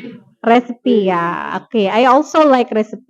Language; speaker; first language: English; non-native, fluent; Indonesian